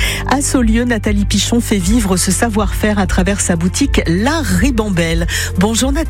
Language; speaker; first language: French; native; French